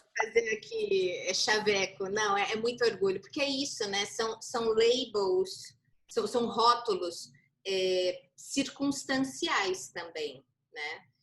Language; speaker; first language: Portuguese; native; Portuguese